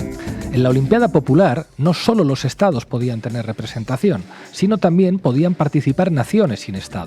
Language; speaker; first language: Spanish; native; Spanish